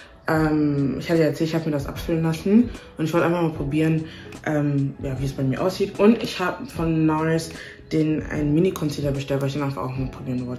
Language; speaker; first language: German; native; German